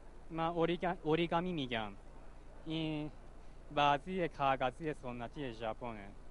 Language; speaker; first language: Persian; non-native, learner; Japanese